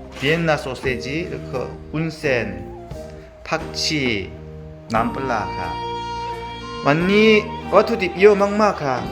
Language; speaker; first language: Thai; non-native, learner; Korean